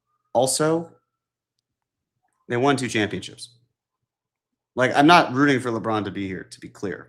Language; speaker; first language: English; native; English